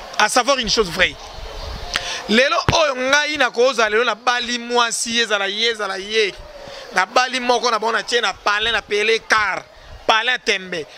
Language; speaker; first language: Lingala; native; Lingala